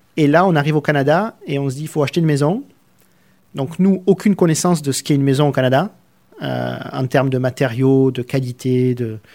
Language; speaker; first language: French; native; French